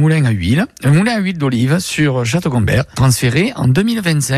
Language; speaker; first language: French; native; French